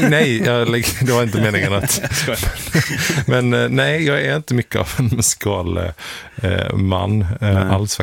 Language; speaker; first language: Swedish; native; Swedish